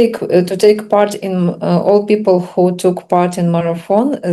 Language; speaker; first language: English; non-native, learner; Russian